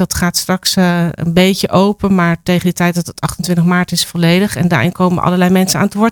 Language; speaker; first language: Dutch; native; Dutch